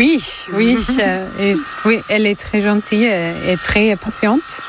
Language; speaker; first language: French; non-native, fluent; German